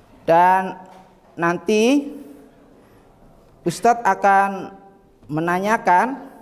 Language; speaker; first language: Indonesian; native; Indonesian